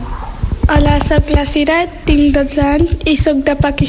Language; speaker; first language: Catalan; non-native, learner; Urdu